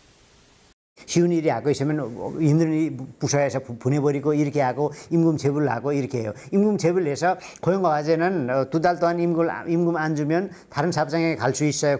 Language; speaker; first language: Korean; non-native, fluent; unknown